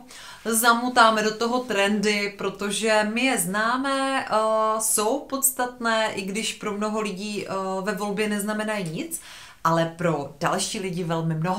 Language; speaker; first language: Czech; native; Czech